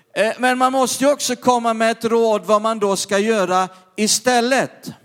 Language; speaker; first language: Swedish; native; Swedish